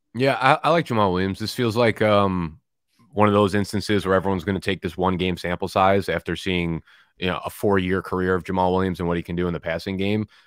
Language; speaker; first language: English; native; English